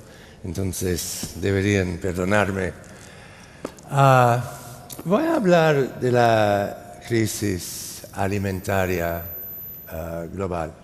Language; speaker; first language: Spanish; non-native, fluent; English